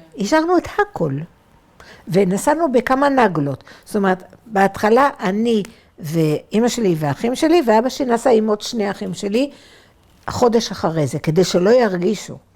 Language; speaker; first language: Hebrew; non-native, fluent; French